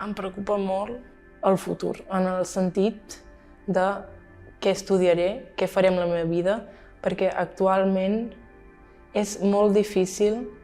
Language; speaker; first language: Catalan; non-native, local second language; Spanish